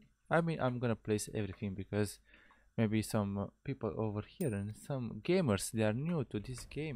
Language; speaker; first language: English; non-native, fluent; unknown